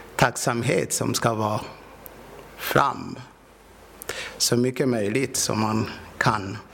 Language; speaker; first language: Swedish; non-native, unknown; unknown